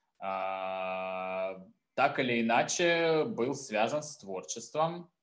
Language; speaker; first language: Russian; native; Russian